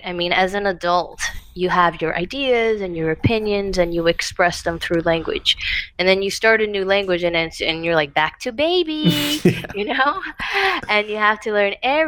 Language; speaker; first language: English; non-native, fluent; Portuguese